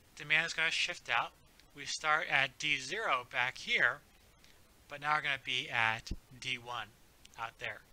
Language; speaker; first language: English; native; English